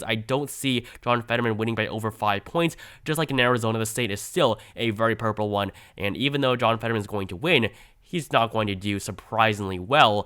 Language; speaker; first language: English; native; English